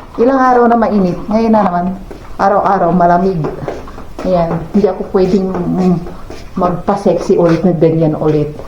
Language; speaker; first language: Filipino; non-native, local second language; Pangasinan